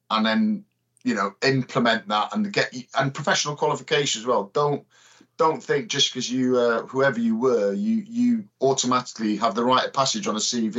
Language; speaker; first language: English; native; English